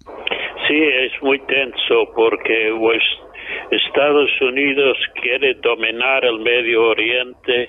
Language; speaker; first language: Spanish; non-native, fluent; English